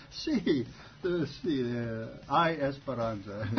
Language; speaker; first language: Spanish; non-native, learner; English